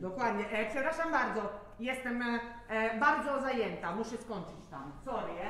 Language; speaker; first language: Polish; non-native, fluent; Italian